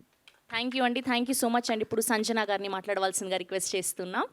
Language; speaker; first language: Telugu; native; Telugu